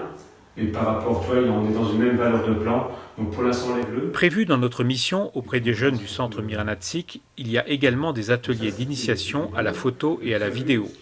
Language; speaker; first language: French; native; French